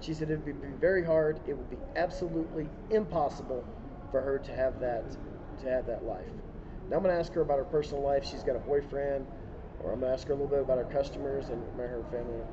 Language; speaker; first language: English; native; English